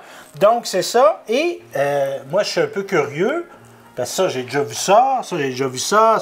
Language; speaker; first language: French; native; French